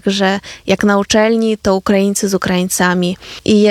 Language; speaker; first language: Polish; non-native, fluent; Ukrainian